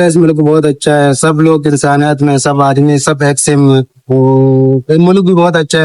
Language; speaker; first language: Hindi; non-native, learner; Arabic